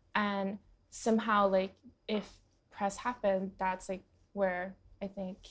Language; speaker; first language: English; early bilingual, other home language; Portuguese